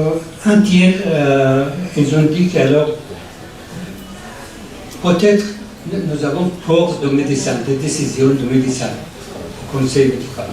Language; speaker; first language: French; non-native, learner; Persian